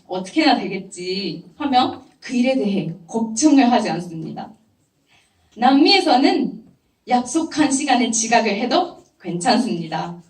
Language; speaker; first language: Korean; non-native, fluent; Japanese